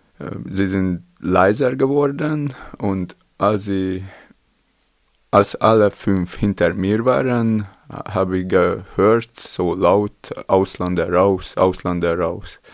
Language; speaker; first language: German; non-native, learner; Latvian